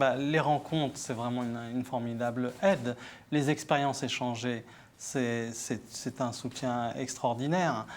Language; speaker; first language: French; early bilingual, other home language; Arabic